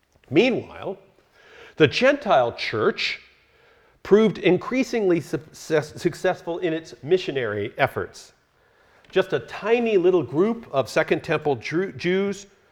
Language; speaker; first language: English; native; English